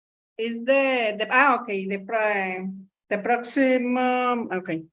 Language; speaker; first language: English; non-native, learner; Spanish